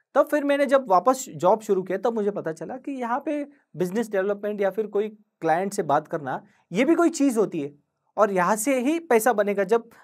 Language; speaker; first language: Hindi; non-native, local second language; Marathi